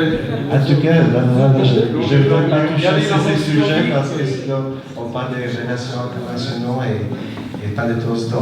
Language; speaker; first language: French; non-native, fluent; Italian